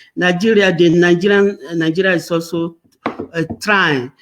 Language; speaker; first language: English; non-native, local second language; Yoruba